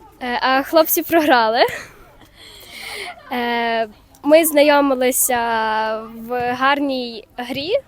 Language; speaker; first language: Ukrainian; native; Ukrainian